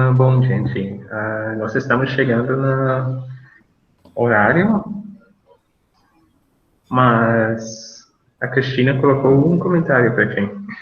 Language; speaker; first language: Portuguese; non-native, fluent; English